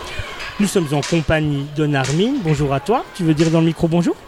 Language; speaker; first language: French; native; French